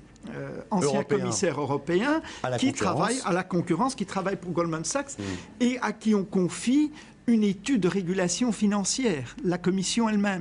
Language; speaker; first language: French; native; French